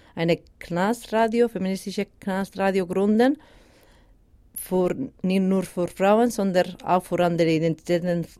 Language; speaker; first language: German; non-native, fluent; Basque